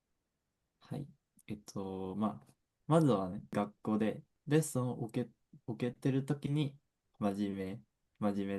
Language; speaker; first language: Japanese; non-native, fluent; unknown